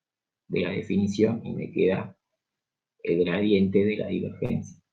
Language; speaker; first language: Spanish; native; Spanish